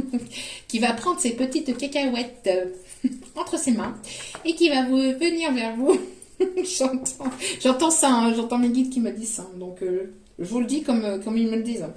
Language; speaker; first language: French; native; French